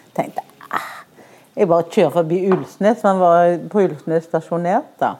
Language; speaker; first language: Norwegian; native; Norwegian